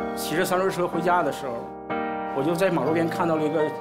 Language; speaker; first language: Chinese; native; Chinese